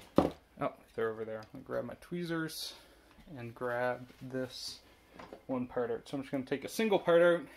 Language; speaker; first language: English; native; English